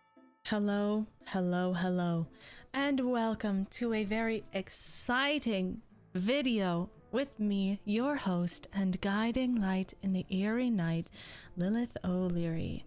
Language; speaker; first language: English; native; English